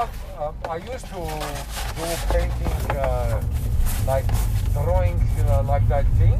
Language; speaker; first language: English; non-native, learner; Armenian